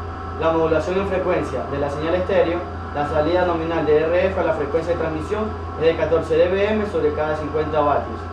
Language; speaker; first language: Spanish; native; Spanish